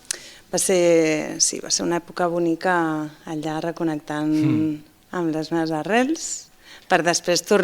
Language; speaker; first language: Catalan; non-native, fluent; Basque